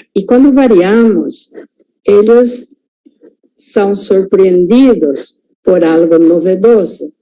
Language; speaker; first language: Spanish; non-native, fluent; Portuguese